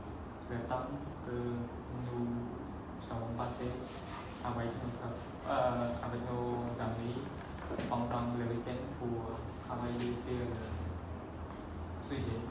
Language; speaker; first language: French; non-native, learner; Khmer